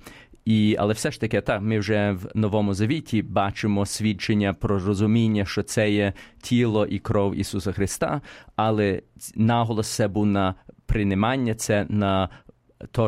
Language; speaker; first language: Ukrainian; early bilingual, heritage; Ukrainian